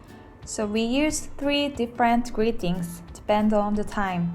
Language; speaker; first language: English; non-native, fluent; Japanese